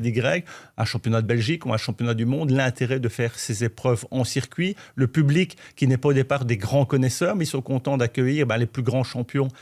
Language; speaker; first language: French; native; French